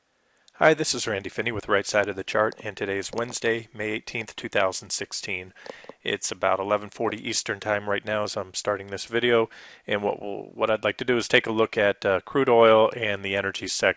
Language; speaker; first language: English; native; English